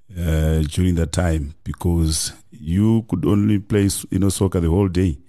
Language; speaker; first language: English; non-native, local second language; Shona